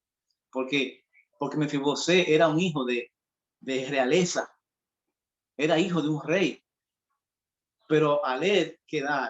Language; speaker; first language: Spanish; native; Spanish